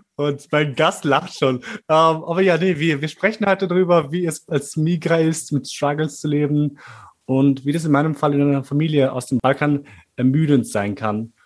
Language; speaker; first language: German; early bilingual, other home language; Albanian